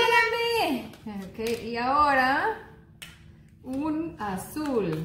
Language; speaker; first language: Spanish; native; Spanish